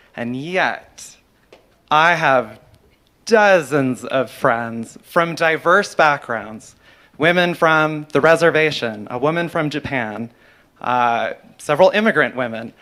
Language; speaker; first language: English; native; English